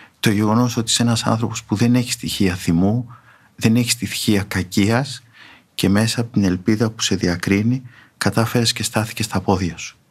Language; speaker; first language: Greek; native; Greek